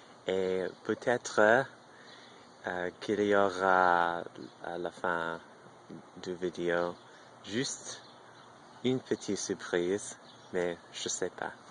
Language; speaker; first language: French; non-native, learner; English